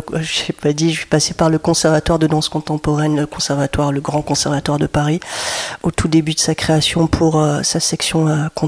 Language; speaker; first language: French; native; French